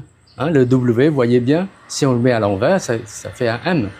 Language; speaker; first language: French; non-native, fluent; Khmer